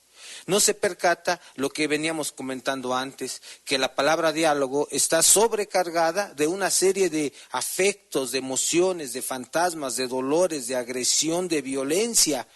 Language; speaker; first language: Spanish; native; Spanish